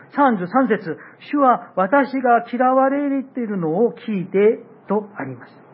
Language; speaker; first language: Japanese; non-native, fluent; Korean